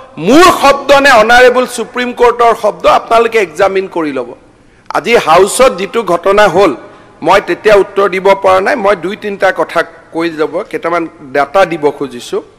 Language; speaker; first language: Assamese; native; Assamese